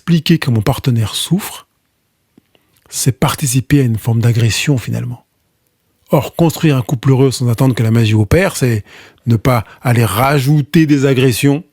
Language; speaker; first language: French; native; French